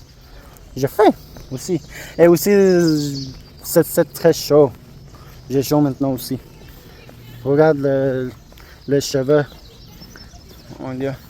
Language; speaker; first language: French; non-native, learner; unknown